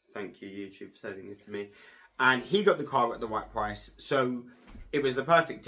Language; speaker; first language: English; native; English